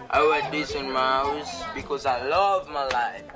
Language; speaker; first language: English; non-native, learner; Haitian Creole